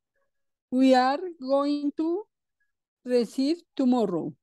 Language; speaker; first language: English; non-native, learner; Spanish